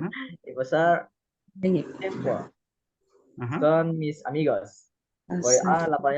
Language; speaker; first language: Spanish; non-native, learner; Indonesian